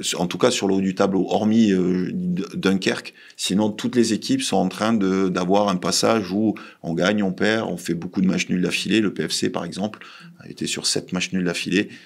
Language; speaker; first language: French; native; French